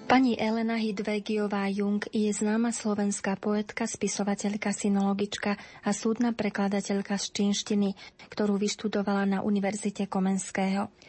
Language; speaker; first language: Slovak; native; Slovak